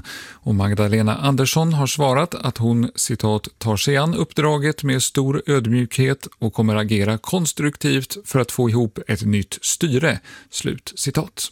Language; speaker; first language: Swedish; native; Swedish